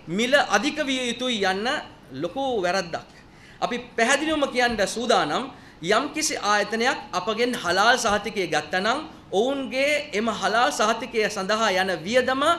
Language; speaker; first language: Sinhala; non-native, local second language; Tamil